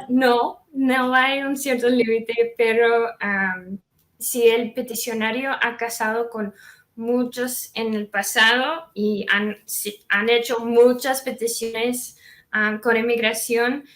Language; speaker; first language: Spanish; non-native, fluent; English